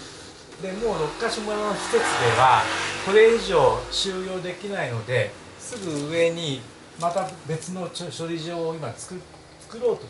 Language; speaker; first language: Japanese; native; Japanese